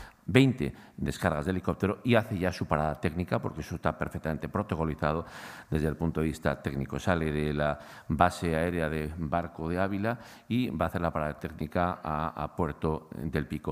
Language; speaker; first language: Spanish; native; Spanish